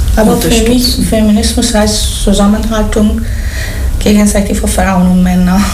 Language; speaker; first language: German; non-native, learner; Persian